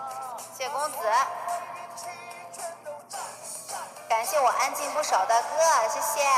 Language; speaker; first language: Chinese; native; Chinese